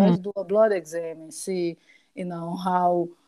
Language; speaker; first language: English; non-native, fluent; Portuguese